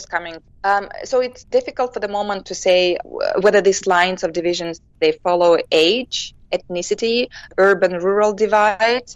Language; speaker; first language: English; non-native, fluent; Kyrgyz